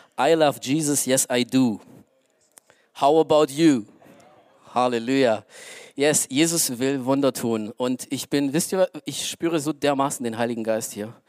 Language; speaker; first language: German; early bilingual, other home language; Romanian